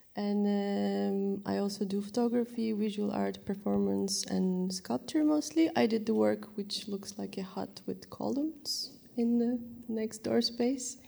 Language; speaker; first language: English; non-native, fluent; Turkish